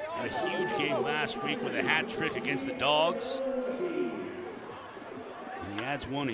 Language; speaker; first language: English; native; English